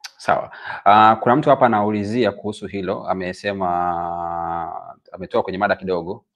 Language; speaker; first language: Swahili; native; Swahili